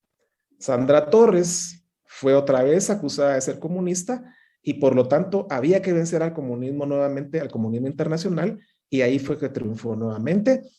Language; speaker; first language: Spanish; native; Spanish